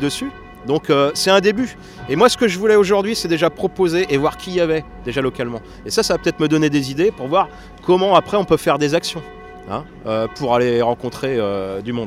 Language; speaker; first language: French; native; French